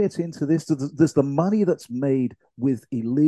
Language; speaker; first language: English; native; English